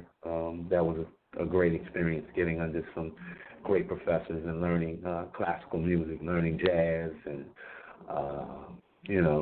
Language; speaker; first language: English; native; English